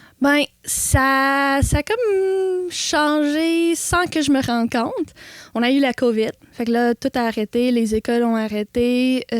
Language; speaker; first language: French; non-native, local second language; English